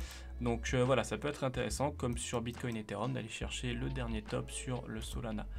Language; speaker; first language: French; native; French